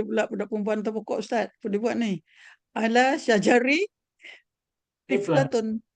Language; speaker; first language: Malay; native; Malay